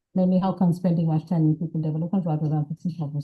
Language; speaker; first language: English; non-native, local second language; Amharic